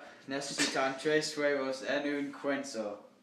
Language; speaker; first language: Spanish; non-native, learner; English